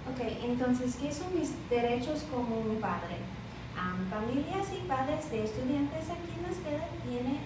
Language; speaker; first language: Spanish; non-native, learner; English